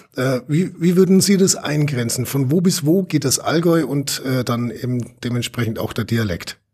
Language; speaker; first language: German; native; German